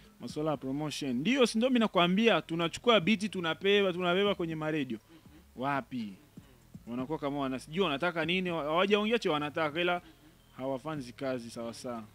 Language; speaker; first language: Swahili; native; Swahili